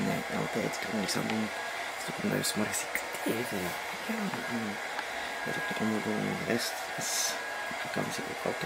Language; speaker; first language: Dutch; native; Dutch